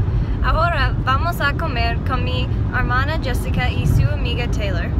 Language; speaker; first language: Spanish; non-native, learner; English